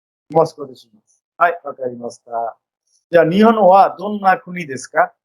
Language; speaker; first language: Japanese; non-native, fluent; Bangla